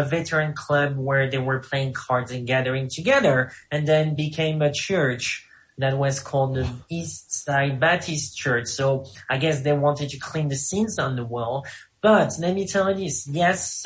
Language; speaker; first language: English; non-native, fluent; French